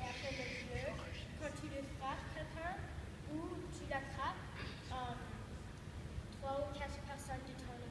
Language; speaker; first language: French; non-native, learner; English